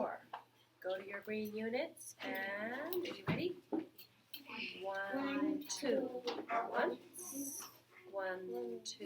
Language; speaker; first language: English; native; English